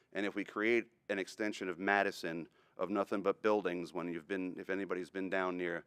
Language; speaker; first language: English; native; English